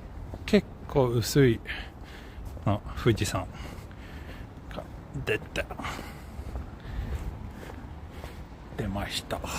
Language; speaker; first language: Japanese; non-native, fluent; Swedish